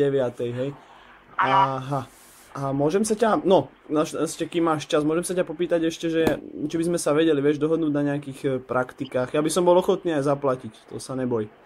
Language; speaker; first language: Slovak; native; Slovak